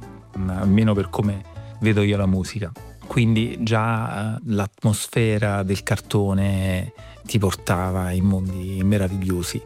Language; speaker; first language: Italian; native; Italian